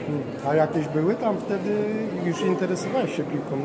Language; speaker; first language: Polish; native; Polish